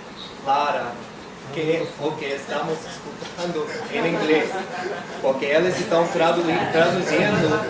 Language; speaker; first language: Portuguese; non-native, fluent; English